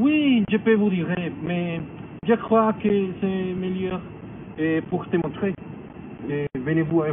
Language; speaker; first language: French; non-native, learner; Spanish